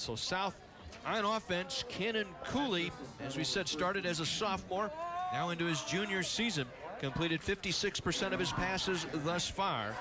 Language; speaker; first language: English; native; English